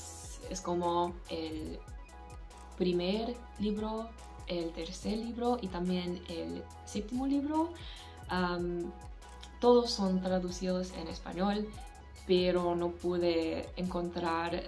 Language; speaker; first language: Spanish; non-native, fluent; English